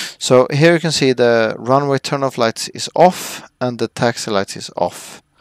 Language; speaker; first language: English; non-native, fluent; Swedish